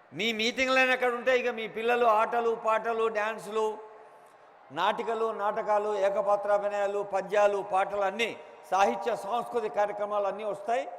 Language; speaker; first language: Telugu; native; Telugu